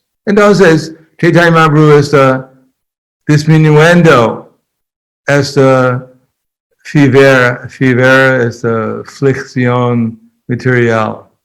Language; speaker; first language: Spanish; non-native, fluent; English